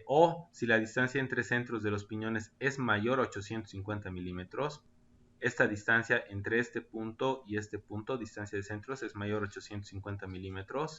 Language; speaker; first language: Spanish; native; Spanish